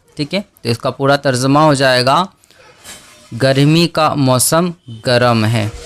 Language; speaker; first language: Urdu; native; Urdu